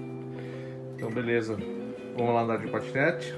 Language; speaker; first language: Portuguese; native; Portuguese